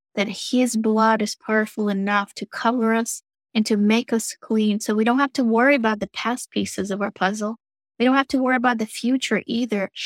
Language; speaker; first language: English; non-native, fluent; Russian